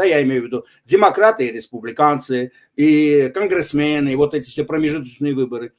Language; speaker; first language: Russian; non-native, local second language; Azerbaijani